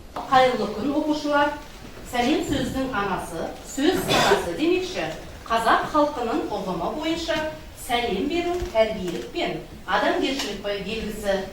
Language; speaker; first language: Kazakh; native; Kazakh